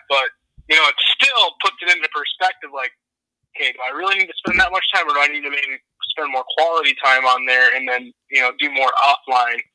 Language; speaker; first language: English; native; English